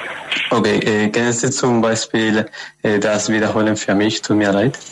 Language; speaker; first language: German; non-native, fluent; Spanish